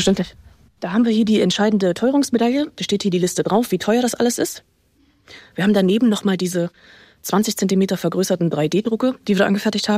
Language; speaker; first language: German; native; German